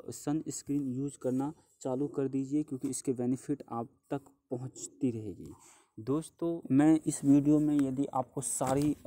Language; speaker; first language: Hindi; native; Hindi